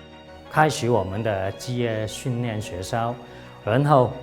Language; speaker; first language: Chinese; non-native, local second language; Cantonese